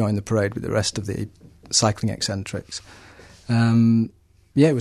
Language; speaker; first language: English; native; English